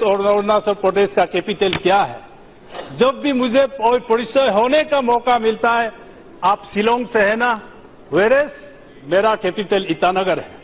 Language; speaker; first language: Hindi; non-native, local second language; Adi